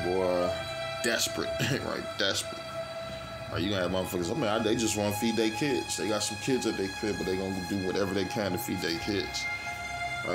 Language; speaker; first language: English; native; English